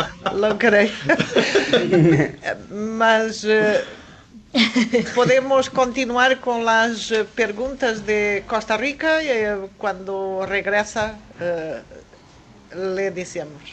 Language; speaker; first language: Spanish; non-native, fluent; Portuguese